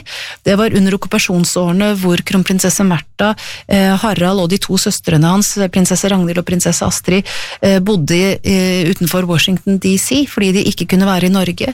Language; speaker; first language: Norwegian; native; Norwegian